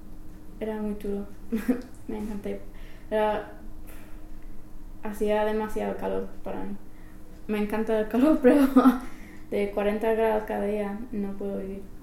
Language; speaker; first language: Spanish; non-native, fluent; English